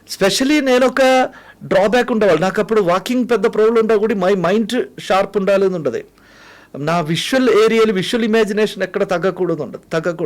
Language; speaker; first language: Telugu; non-native, fluent; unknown